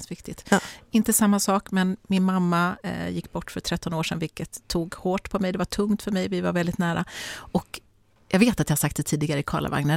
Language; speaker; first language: Swedish; native; Swedish